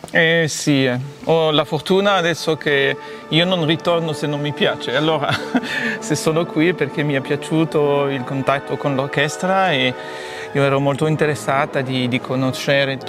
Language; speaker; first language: Italian; non-native, fluent; French